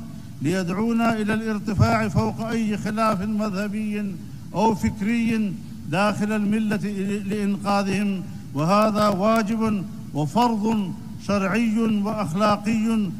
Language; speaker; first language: Arabic; non-native, fluent; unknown